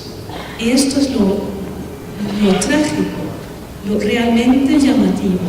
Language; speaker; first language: Spanish; non-native, fluent; Swedish